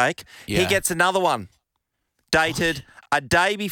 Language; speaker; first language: English; native; English